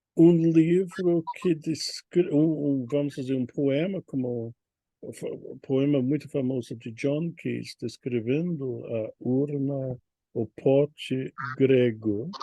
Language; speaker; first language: Portuguese; non-native, fluent; English